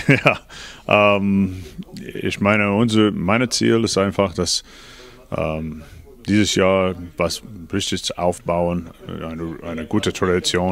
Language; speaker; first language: German; non-native, learner; English